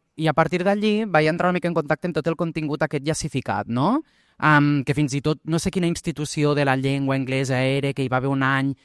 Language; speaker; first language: Catalan; early bilingual, other home language; Portuguese